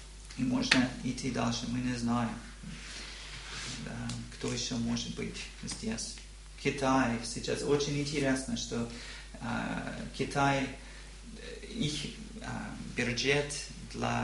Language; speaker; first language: Russian; non-native, learner; English